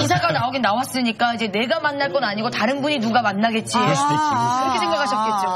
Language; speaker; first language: Korean; native; Korean